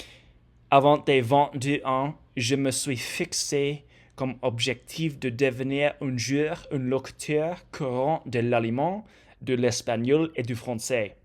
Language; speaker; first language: French; non-native, learner; English